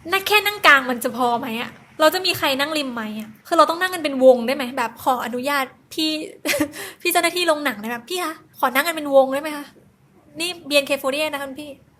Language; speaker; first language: Thai; native; Thai